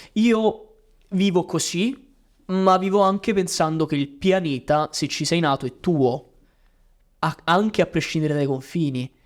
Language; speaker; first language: Italian; native; Italian